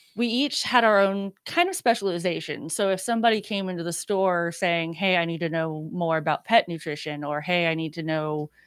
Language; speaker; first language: English; native; English